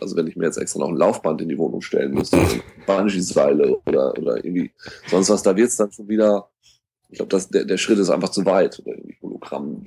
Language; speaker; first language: German; native; German